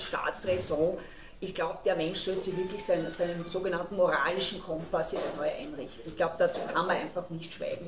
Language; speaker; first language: German; native; German